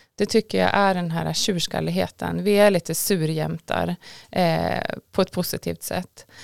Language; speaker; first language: Swedish; native; Swedish